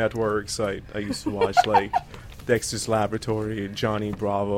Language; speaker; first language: English; non-native, fluent; Persian